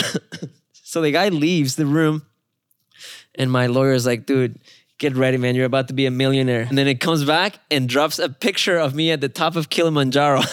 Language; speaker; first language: English; non-native, fluent; Spanish